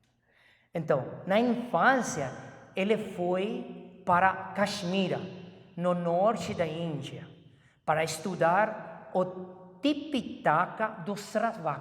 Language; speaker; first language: Portuguese; non-native, fluent; Chinese